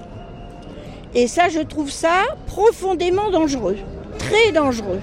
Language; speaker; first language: French; native; French